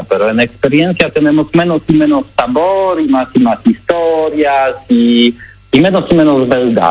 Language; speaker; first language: Spanish; non-native, learner; Polish